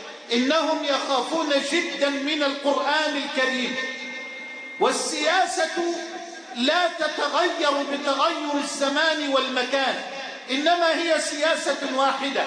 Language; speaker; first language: Arabic; native; Arabic